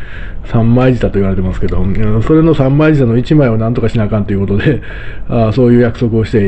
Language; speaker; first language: Japanese; native; Japanese